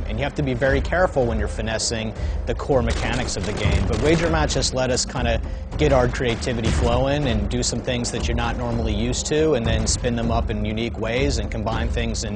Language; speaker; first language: English; native; English